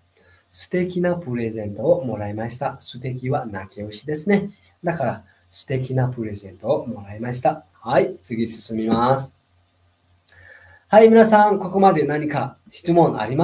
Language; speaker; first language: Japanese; non-native, fluent; Nepali